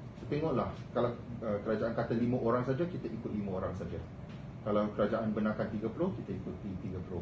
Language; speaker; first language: Malay; non-native, local second language; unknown